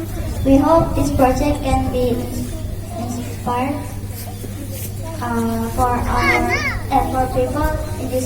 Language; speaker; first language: English; non-native, learner; Indonesian